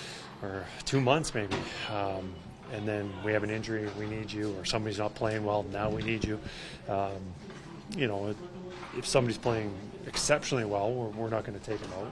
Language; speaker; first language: English; native; English